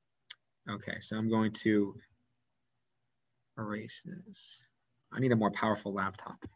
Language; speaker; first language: English; native; English